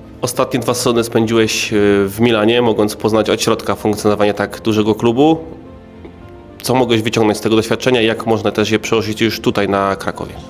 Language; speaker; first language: Polish; native; Polish